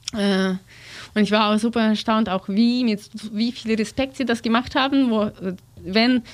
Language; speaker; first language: German; non-native, fluent; Russian